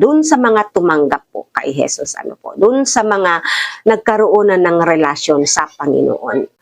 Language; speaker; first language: Filipino; non-native, local second language; Bikol